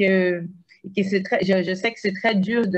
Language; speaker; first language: French; non-native, fluent; Portuguese